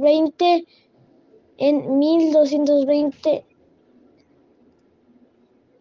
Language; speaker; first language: Spanish; non-native, learner; French